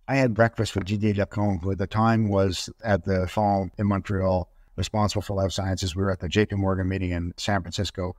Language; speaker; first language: English; native; English